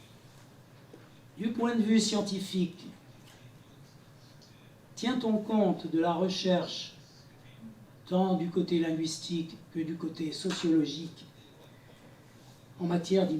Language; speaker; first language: French; native; French